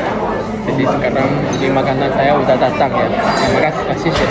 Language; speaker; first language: Indonesian; non-native, fluent; Chinese